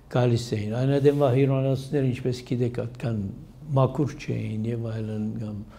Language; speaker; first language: Armenian; early bilingual, heritage; Armenian